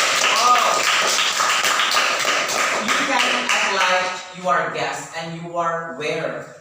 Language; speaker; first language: English; non-native, learner; Indonesian